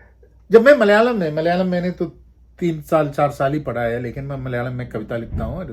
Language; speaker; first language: Hindi; non-native, local second language; Malayalam